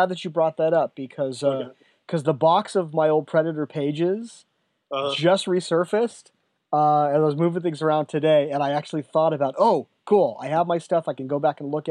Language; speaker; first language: English; native; English